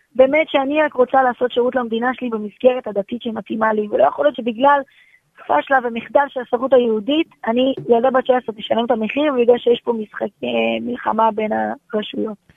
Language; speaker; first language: Hebrew; native; Hebrew